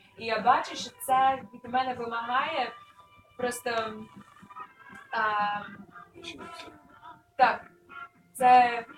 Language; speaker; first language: Ukrainian; early bilingual, other home language; English